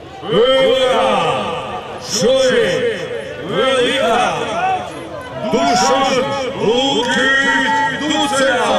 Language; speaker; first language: Serbian; native; Serbian